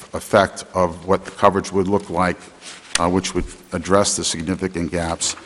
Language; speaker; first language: English; native; English